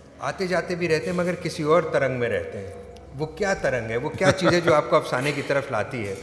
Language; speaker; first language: Urdu; native; Urdu